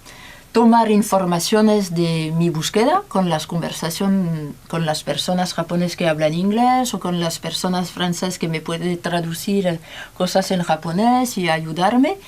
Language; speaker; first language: Spanish; non-native, learner; French